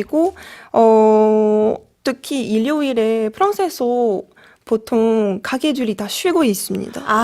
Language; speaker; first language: Korean; non-native, fluent; French